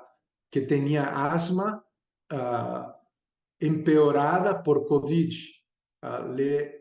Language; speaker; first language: Spanish; non-native, fluent; Portuguese